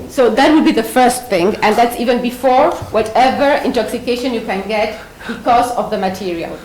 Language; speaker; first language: English; non-native, fluent; Spanish